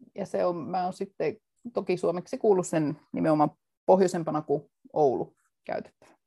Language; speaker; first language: Finnish; native; Finnish